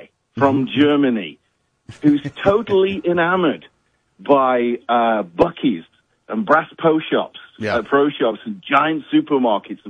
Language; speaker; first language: English; native; English